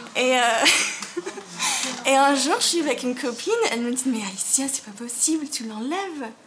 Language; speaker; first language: French; non-native, fluent; English